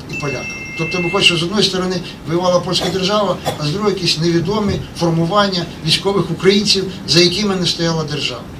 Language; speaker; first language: Ukrainian; native; Ukrainian